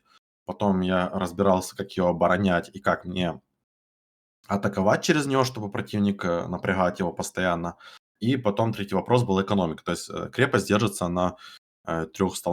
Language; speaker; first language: Russian; native; Russian